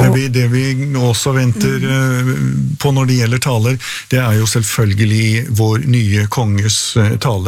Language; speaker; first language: Norwegian; native; Norwegian